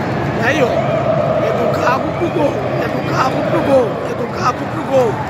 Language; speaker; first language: Portuguese; native; Portuguese